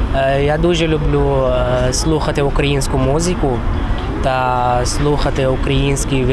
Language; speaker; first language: Ukrainian; non-native, fluent; Arabic